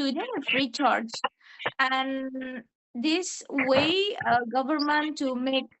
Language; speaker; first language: English; non-native, learner; Indonesian